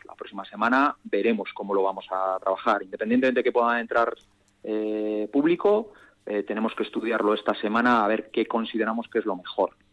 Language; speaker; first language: Spanish; native; Spanish